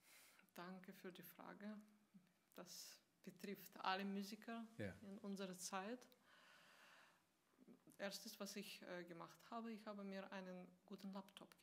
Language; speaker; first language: German; non-native, fluent; Russian